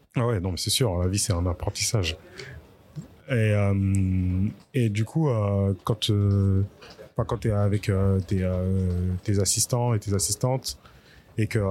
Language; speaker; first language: French; native; French